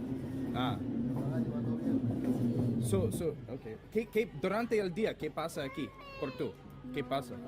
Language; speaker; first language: Spanish; non-native, learner; English